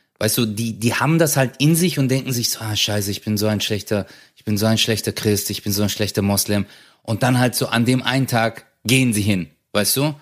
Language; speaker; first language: German; native; German